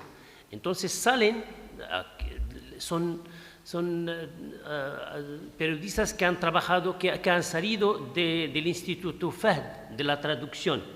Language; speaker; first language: Spanish; non-native, fluent; Arabic